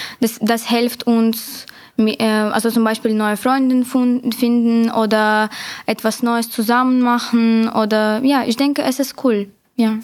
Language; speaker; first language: German; non-native, learner; Ukrainian